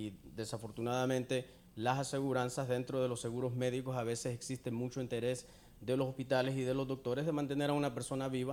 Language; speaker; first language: Spanish; native; Spanish